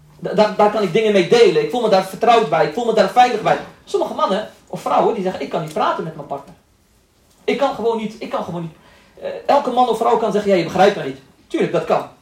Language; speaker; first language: Dutch; early bilingual, other home language; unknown